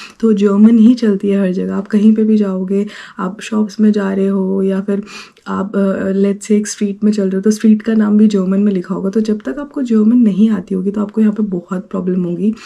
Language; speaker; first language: Hindi; native; Hindi